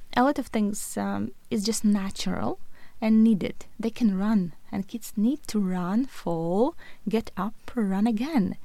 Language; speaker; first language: English; non-native, fluent; Latvian